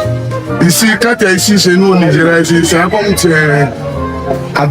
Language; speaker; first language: French; non-native, fluent; Yoruba